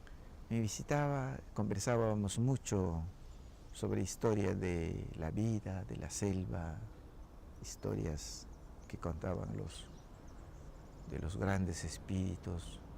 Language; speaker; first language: Spanish; non-native, local second language; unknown